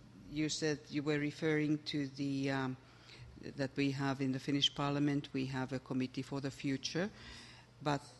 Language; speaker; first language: English; non-native, fluent; Finnish